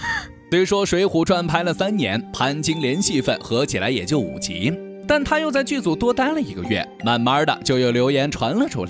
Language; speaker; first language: Chinese; native; Chinese